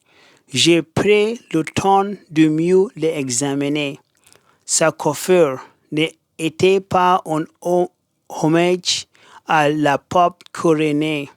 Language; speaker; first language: French; non-native, learner; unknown